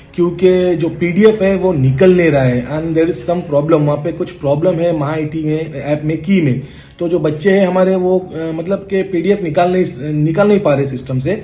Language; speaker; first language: Hindi; non-native, local second language; Marathi